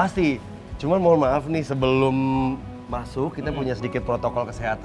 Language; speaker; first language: Indonesian; native; Indonesian